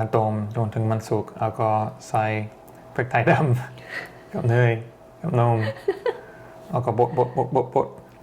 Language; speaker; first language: Thai; non-native, fluent; English